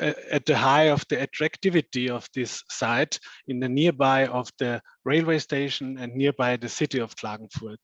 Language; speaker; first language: English; non-native, fluent; German